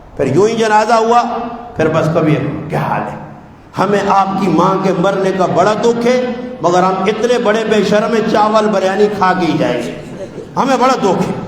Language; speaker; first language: Urdu; non-native, local second language; Punjabi